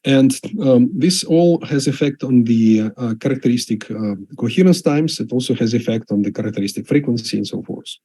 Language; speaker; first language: English; non-native, fluent; Russian